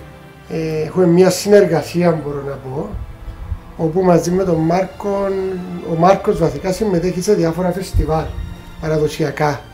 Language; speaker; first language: Greek; native; Greek